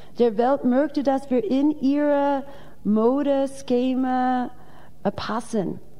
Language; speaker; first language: German; non-native, fluent; English